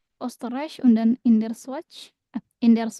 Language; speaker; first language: German; non-native, fluent; Indonesian